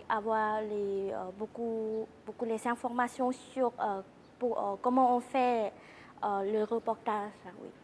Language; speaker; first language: French; non-native, learner; Lao